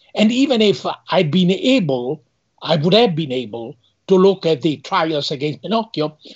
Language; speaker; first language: English; non-native, fluent; Italian